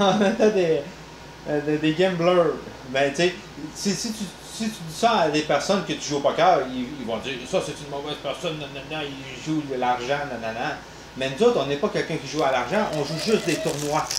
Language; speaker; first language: French; native; French